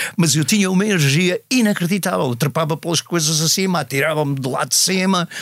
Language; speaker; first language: Portuguese; native; Portuguese